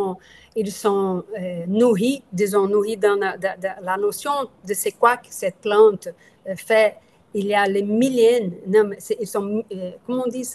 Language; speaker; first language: French; non-native, fluent; Portuguese